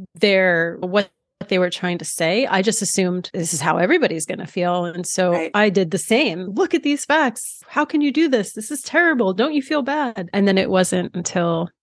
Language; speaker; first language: English; native; English